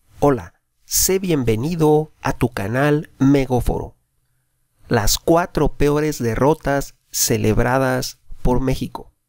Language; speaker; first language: Spanish; native; Spanish